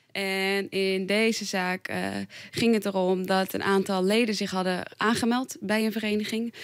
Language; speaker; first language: Dutch; native; Dutch